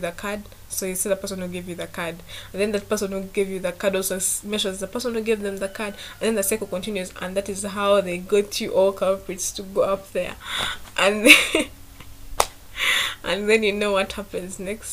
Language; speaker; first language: English; non-native, local second language; Ganda